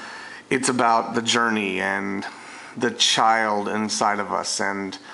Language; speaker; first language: English; native; English